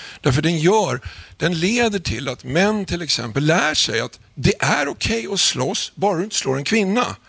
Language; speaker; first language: Swedish; native; Swedish